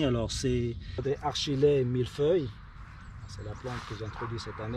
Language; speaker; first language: French; native; French